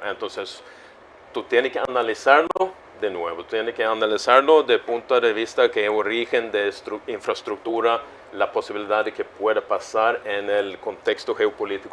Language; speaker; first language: Spanish; non-native, fluent; Swedish